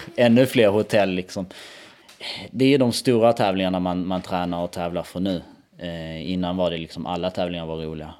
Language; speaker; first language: Swedish; early bilingual, other home language; Albanian